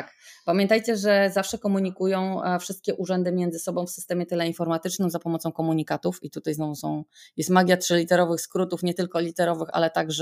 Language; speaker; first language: Polish; native; Polish